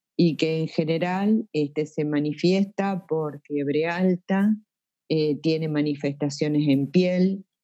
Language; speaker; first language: Spanish; native; Spanish